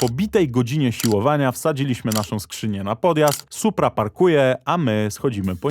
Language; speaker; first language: Polish; native; Polish